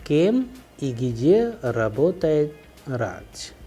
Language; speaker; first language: Russian; non-native, fluent; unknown